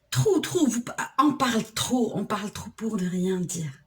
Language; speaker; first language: French; non-native, local second language; Arabic